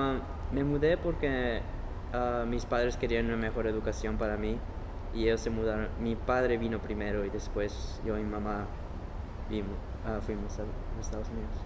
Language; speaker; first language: Spanish; early bilingual, heritage; Spanish